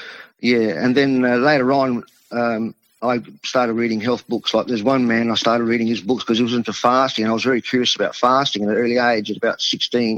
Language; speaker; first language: English; non-native, local second language; Italian